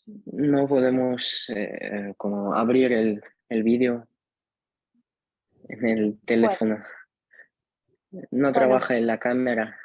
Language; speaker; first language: Spanish; non-native, learner; Russian